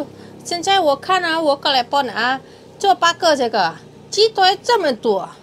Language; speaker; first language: Chinese; non-native, learner; Indonesian